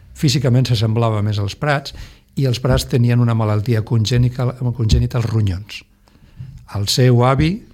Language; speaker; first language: Catalan; non-native, local second language; Spanish